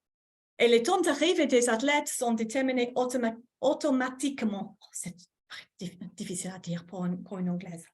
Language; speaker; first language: French; non-native, fluent; English